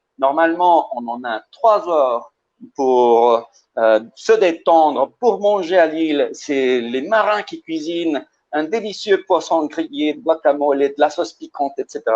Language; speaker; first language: French; early bilingual, heritage; Spanish